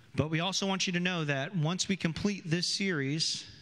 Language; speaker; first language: English; native; English